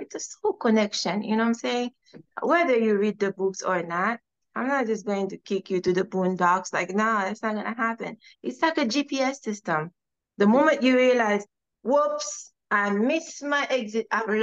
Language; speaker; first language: English; non-native, fluent; French